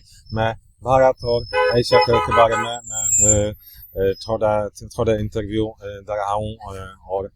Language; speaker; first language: Hindi; non-native, learner; Polish